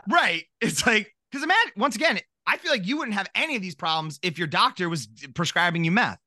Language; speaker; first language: English; native; English